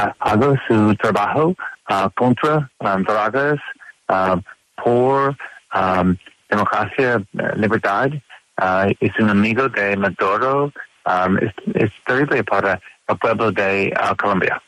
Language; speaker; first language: Spanish; non-native, learner; English